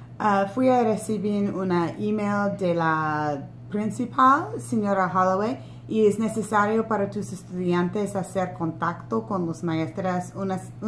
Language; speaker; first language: Spanish; non-native, learner; English